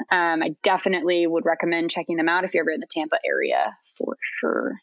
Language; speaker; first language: English; native; English